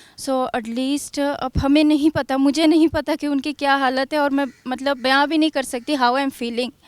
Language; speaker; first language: Hindi; non-native, fluent; Persian